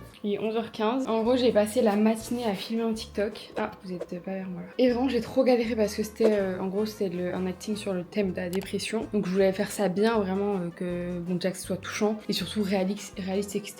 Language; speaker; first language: French; native; French